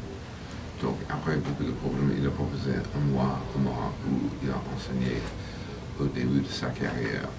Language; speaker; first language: French; non-native, fluent; English